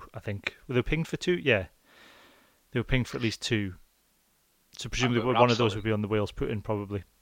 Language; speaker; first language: English; native; English